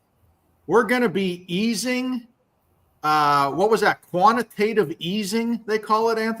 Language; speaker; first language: English; native; English